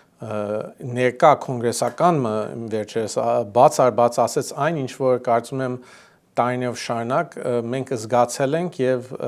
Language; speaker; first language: Armenian; early bilingual, heritage; Armenian